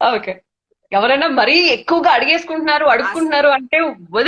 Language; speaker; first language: Telugu; native; Telugu